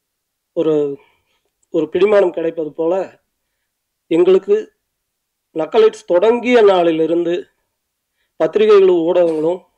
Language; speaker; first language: Tamil; native; Tamil